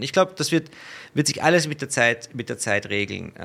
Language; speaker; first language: German; native; German